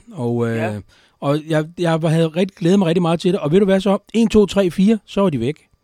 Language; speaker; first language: Danish; native; Danish